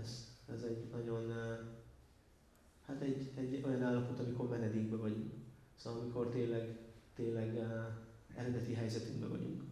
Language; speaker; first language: Hungarian; native; Hungarian